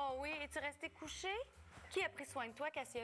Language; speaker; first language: French; native; French